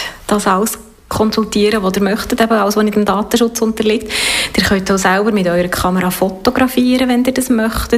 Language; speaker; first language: German; native; German